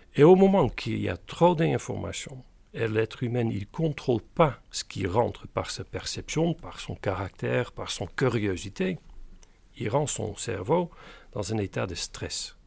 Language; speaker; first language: French; non-native, fluent; Dutch